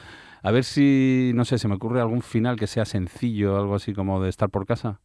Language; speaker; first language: Spanish; native; Spanish